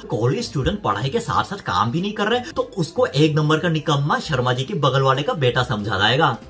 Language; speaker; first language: Hindi; non-native, fluent; Korean